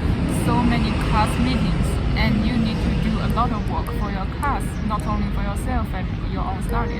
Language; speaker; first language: English; non-native, fluent; Chinese